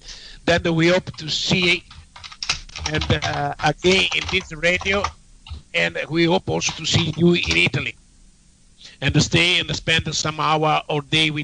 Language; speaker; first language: English; non-native, learner; Italian